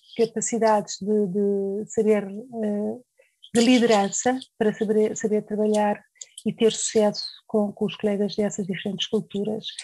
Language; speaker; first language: Portuguese; native; Portuguese